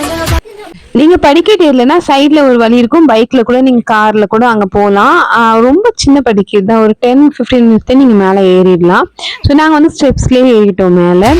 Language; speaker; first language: Tamil; native; Tamil